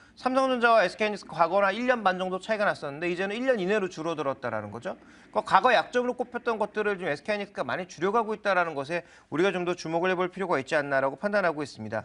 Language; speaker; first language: Korean; native; Korean